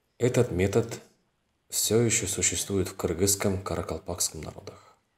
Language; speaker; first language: Russian; non-native, local second language; Kazakh